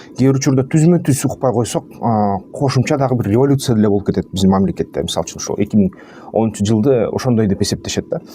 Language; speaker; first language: Kyrgyz; non-native, local second language; Russian